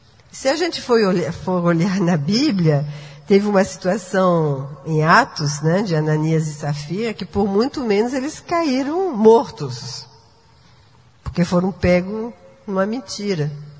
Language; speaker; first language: Portuguese; non-native, fluent; French